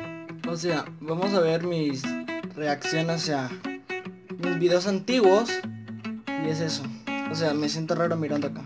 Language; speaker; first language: Spanish; native; Spanish